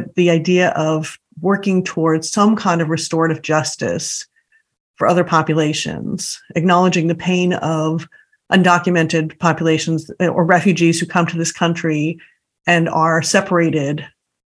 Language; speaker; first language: English; native; English